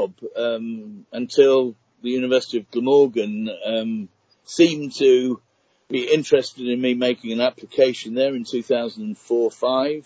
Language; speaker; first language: English; native; English